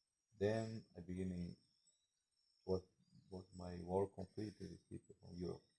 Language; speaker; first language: English; non-native, learner; Spanish